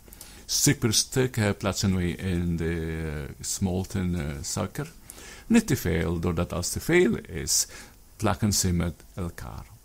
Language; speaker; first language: Dutch; non-native, learner; Filipino